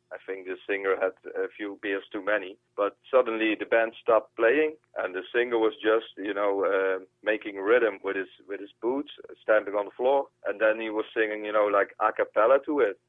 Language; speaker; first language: English; non-native, fluent; Dutch